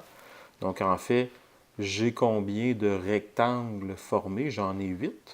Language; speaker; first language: French; native; French